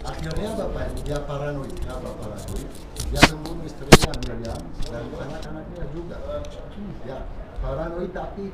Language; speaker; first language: Indonesian; non-native, fluent; Hebrew